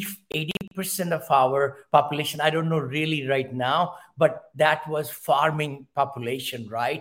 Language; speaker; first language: English; non-native, local second language; Hindi